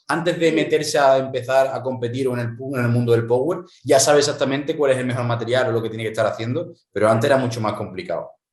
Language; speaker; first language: Spanish; native; Spanish